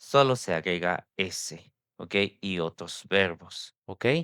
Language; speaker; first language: Spanish; non-native, local second language; Tzeltal